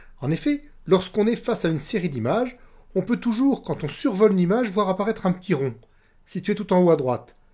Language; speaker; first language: French; native; French